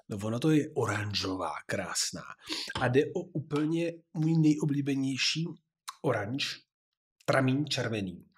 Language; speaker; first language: Czech; non-native, fluent; Italian